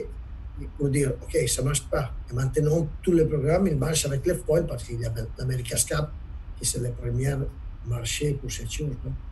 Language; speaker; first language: French; non-native, learner; Italian